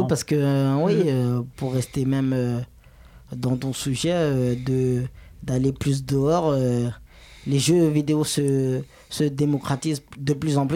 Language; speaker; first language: French; native; French